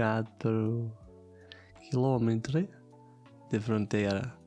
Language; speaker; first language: Portuguese; non-native, learner; German